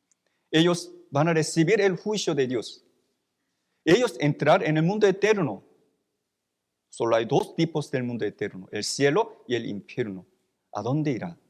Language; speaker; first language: Spanish; non-native, fluent; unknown